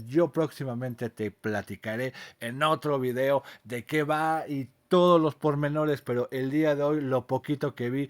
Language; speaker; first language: Spanish; native; Spanish